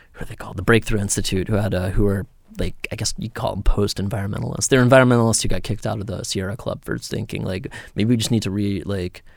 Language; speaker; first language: English; native; English